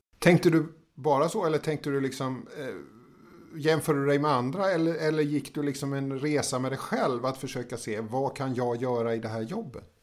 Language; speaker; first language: Swedish; native; Swedish